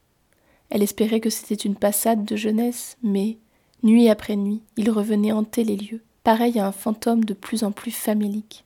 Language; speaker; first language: French; native; French